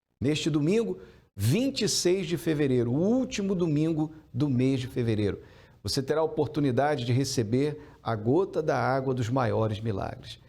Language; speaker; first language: Portuguese; native; Portuguese